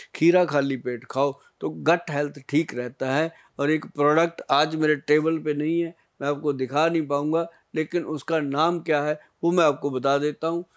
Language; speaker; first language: Hindi; native; Hindi